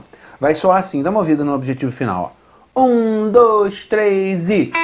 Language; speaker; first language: Portuguese; native; Portuguese